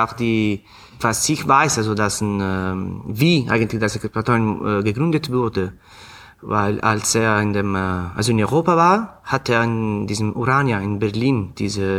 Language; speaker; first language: German; non-native, fluent; Italian